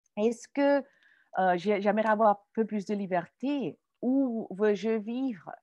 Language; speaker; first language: French; non-native, fluent; English